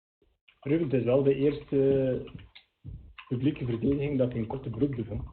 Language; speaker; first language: Dutch; native; Dutch